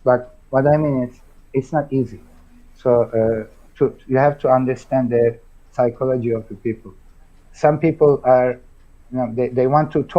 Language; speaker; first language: English; non-native, fluent; Turkish